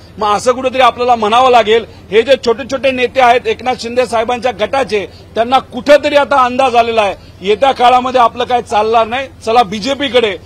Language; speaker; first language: Marathi; native; Marathi